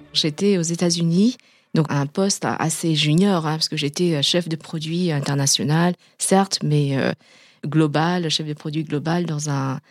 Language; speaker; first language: French; early bilingual, other home language; Vietnamese